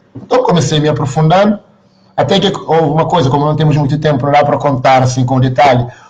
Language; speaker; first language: Portuguese; non-native, local second language; Kabuverdianu